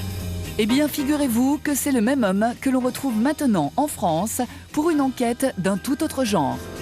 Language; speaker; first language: French; native; French